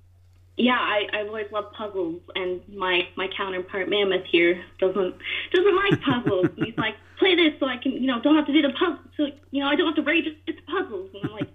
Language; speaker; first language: English; native; English